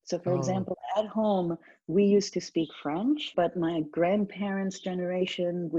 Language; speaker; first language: English; non-native, fluent; Turkish